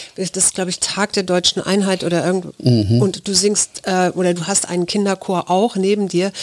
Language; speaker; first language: German; native; German